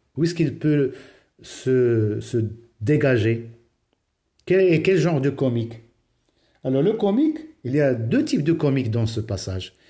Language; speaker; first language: French; non-native, local second language; Arabic